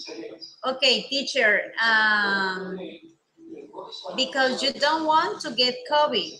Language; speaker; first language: English; non-native, learner; Spanish